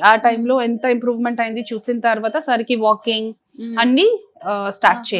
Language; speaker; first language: Telugu; non-native, fluent; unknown